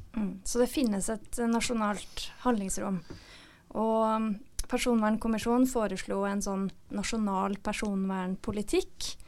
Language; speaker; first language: Norwegian; native; Norwegian